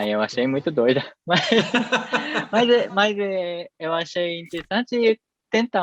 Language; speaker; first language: Portuguese; non-native, fluent; Japanese